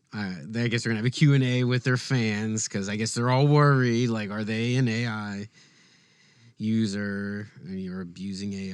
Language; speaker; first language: English; native; English